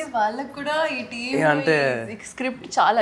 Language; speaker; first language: Telugu; non-native, local second language; Urdu